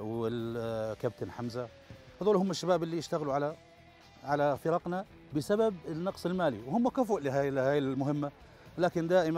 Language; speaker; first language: Arabic; native; Arabic